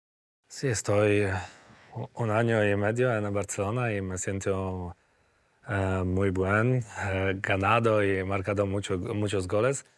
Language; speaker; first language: Spanish; non-native, learner; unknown